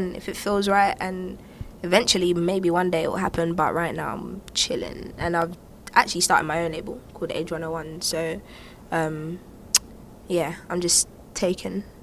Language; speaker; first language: English; native; English